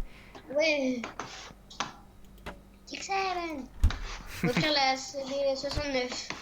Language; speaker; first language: French; native; French